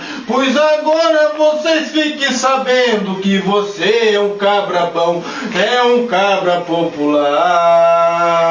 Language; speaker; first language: Portuguese; native; Portuguese